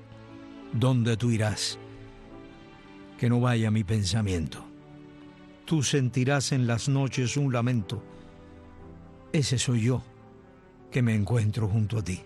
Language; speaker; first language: Spanish; native; Spanish